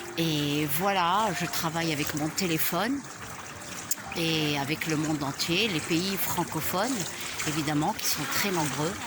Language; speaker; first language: French; non-native, local second language; Arabic